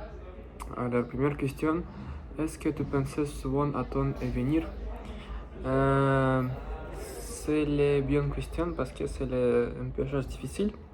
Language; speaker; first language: French; non-native, learner; Russian